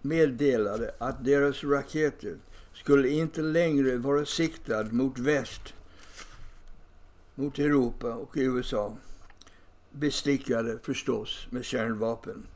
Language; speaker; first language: Swedish; non-native, fluent; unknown